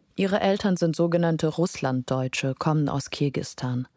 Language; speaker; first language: German; non-native, fluent; Lithuanian